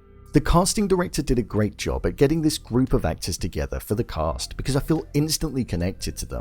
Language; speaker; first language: English; native; English